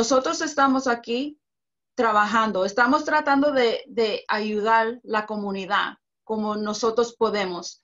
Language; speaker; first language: Spanish; early bilingual, heritage; Spanish